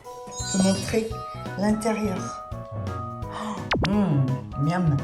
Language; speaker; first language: French; native; French